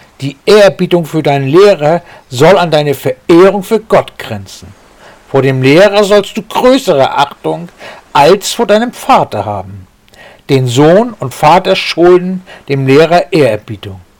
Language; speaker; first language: German; native; German